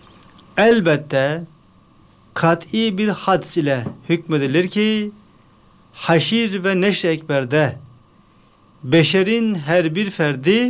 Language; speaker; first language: Turkish; native; Turkish